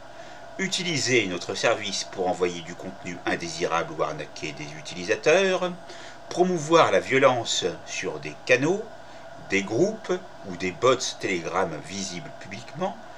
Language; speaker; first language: French; native; French